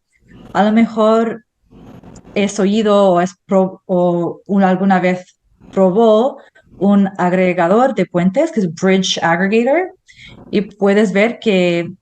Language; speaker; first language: Spanish; non-native, fluent; English